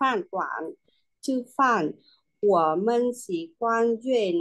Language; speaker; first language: Chinese; non-native, learner; Vietnamese